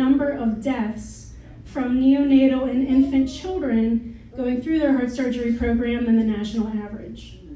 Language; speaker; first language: English; native; English